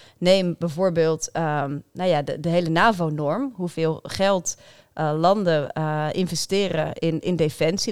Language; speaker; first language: Dutch; native; Dutch